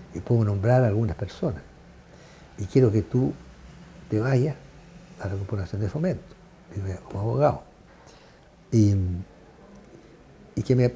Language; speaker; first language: Spanish; native; Spanish